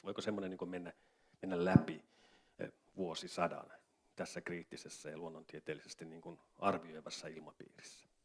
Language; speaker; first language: Finnish; native; Finnish